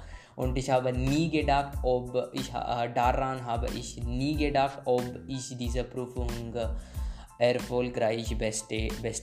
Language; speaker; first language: German; non-native, learner; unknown